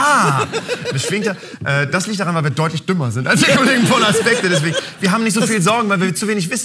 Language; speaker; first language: German; native; German